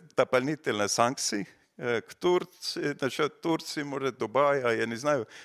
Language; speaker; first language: Russian; non-native, fluent; Estonian